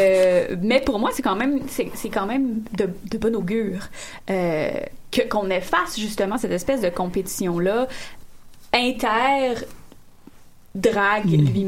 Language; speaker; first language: French; native; French